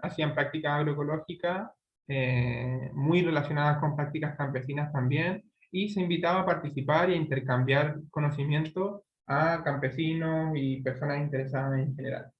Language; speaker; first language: Spanish; native; Spanish